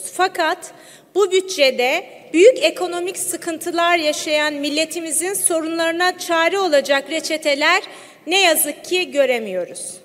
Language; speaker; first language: Turkish; native; Turkish